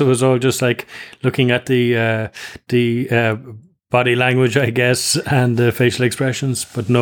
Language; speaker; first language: English; native; English